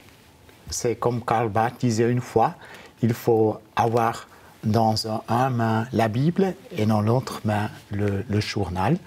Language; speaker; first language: French; non-native, fluent; German